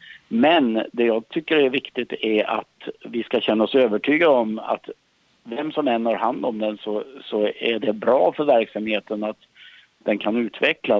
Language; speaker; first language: Swedish; native; Swedish